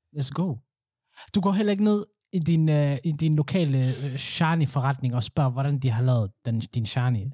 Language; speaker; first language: Danish; early bilingual, other home language; Somali